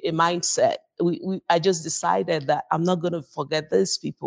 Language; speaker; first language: English; non-native, local second language; Igbo